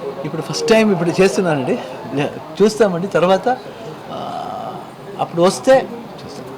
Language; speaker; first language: Telugu; non-native, learner; Kannada